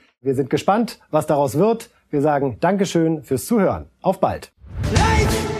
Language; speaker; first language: German; native; German